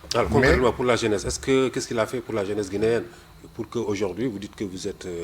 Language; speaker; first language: French; non-native, local second language; Wolof